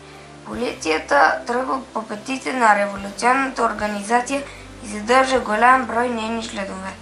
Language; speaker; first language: Bulgarian; native; Bulgarian